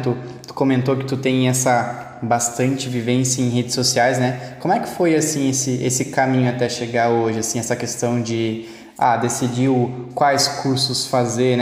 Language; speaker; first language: Portuguese; native; Portuguese